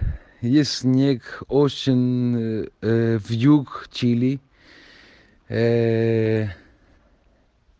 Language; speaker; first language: Russian; non-native, learner; Spanish